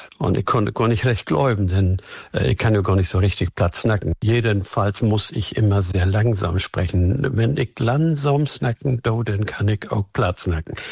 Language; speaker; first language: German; native; German